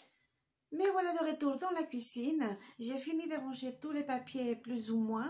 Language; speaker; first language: French; non-native, fluent; Spanish